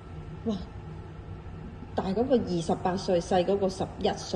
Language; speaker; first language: Cantonese; native; Cantonese